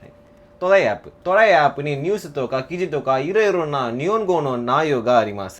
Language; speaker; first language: Japanese; non-native, learner; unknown